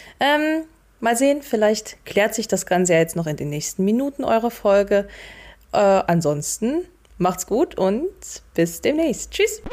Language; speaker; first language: German; native; German